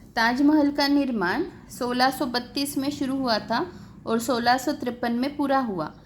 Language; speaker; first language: Hindi; non-native, local second language; Marathi